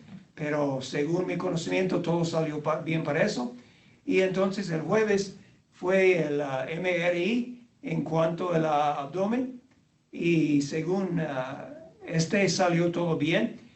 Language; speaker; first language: Spanish; non-native, fluent; English